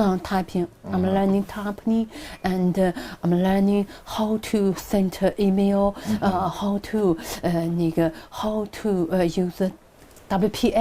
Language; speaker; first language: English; non-native, learner; Chinese